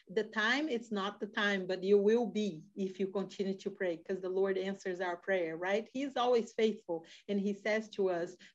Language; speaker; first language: English; non-native, fluent; Portuguese